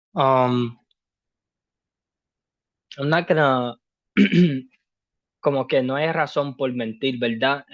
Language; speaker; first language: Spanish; early bilingual, heritage; Spanish